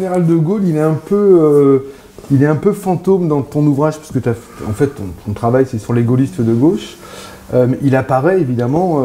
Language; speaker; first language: French; native; French